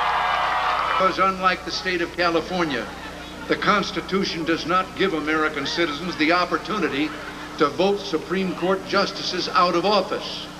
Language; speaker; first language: English; native; English